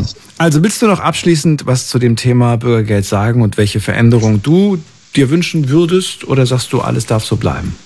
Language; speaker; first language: German; native; German